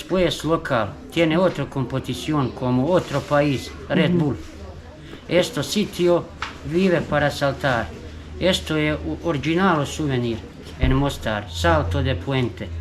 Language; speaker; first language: Spanish; non-native, learner; Bosnian